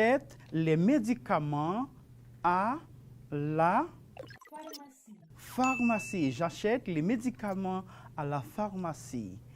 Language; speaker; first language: French; non-native, fluent; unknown